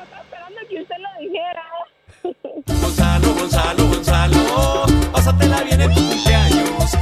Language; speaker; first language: Spanish; early bilingual, heritage; Spanish